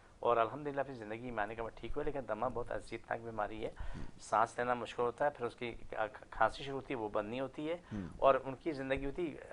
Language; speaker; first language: Urdu; non-native, local second language; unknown